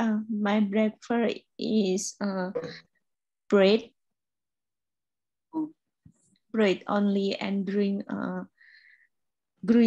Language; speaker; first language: English; non-native, learner; Indonesian